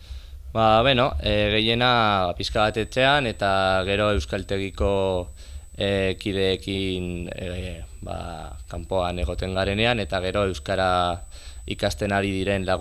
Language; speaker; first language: Basque; non-native, local second language; Spanish